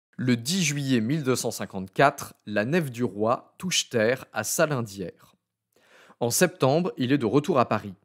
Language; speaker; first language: French; native; French